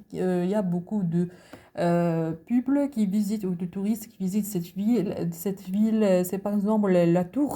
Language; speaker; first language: French; non-native, learner; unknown